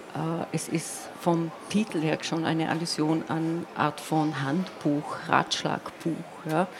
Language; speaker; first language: German; non-native, local second language; Slovenian